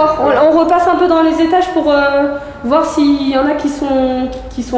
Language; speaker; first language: French; native; French